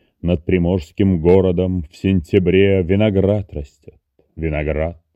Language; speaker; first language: Russian; native; Russian